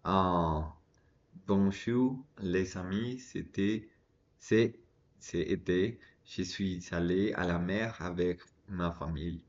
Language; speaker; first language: French; non-native, learner; Spanish